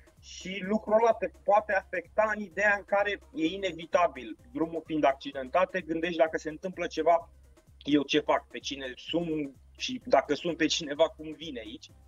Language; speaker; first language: Romanian; native; Romanian